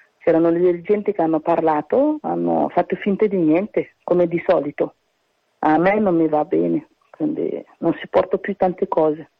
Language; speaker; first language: Italian; early bilingual, other home language; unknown